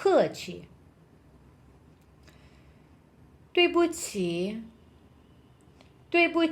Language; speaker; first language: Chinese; non-native, fluent; Persian